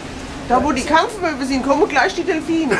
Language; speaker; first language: German; native; German